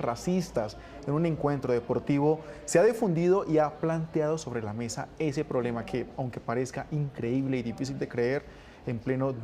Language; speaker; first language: Spanish; native; Spanish